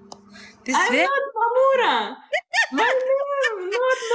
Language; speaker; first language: English; non-native, learner; Russian